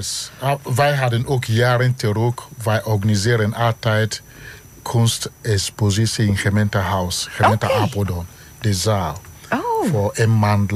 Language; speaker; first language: Dutch; non-native, learner; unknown